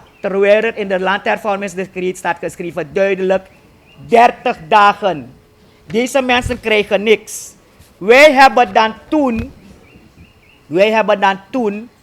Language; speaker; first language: Dutch; native; Dutch